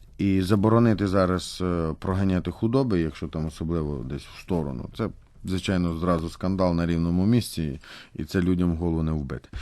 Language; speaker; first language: Ukrainian; native; Ukrainian